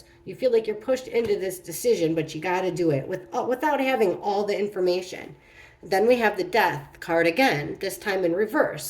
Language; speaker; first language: English; native; English